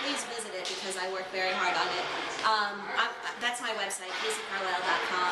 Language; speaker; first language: English; native; English